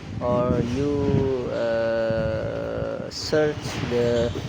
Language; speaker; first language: English; non-native, learner; Indonesian